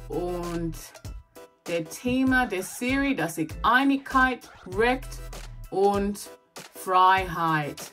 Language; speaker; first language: German; non-native, learner; English